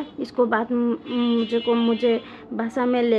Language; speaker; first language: Hindi; non-native, learner; Bangla